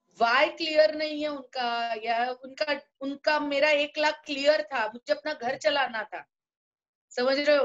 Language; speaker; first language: Hindi; non-native, local second language; Gujarati